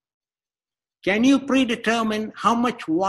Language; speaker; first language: English; non-native, local second language; Malayalam